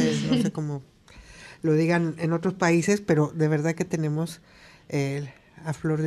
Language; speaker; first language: Spanish; native; Spanish